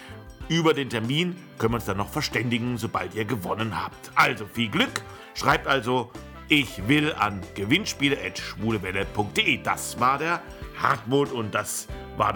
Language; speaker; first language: German; native; German